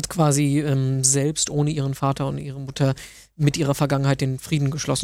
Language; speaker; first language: German; native; German